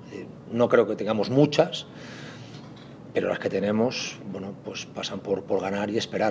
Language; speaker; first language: Spanish; native; Spanish